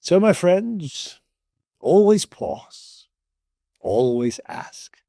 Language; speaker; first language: English; non-native, local second language; Filipino